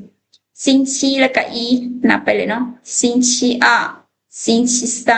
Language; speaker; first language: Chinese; non-native, fluent; Lao